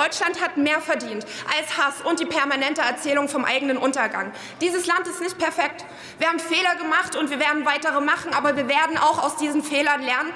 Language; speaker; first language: German; early bilingual, other home language; Arabic